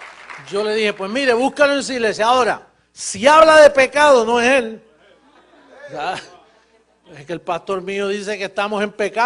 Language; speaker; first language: Spanish; native; Spanish